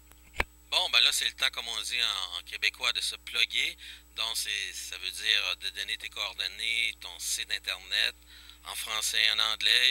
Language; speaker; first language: French; native; French